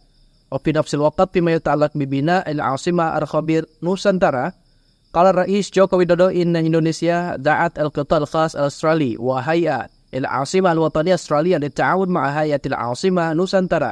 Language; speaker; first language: Arabic; non-native, fluent; Indonesian